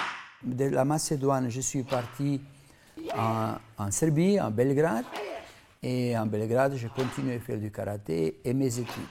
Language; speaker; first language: French; non-native, fluent; Macedonian